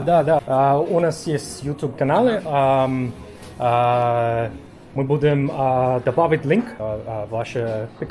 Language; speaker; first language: Russian; non-native, learner; English